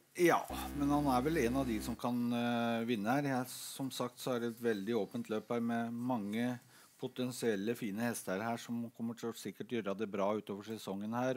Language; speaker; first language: Norwegian; native; Norwegian